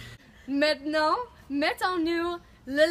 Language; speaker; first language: French; non-native, learner; English